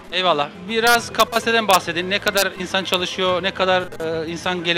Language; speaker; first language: Turkish; native; Turkish